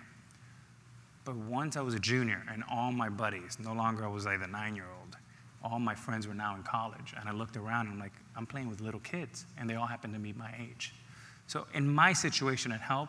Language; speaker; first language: English; native; English